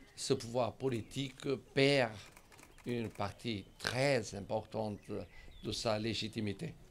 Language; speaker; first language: French; non-native, fluent; Portuguese